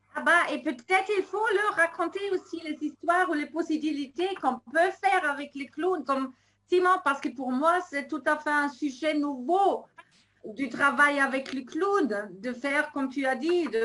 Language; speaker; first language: French; non-native, fluent; German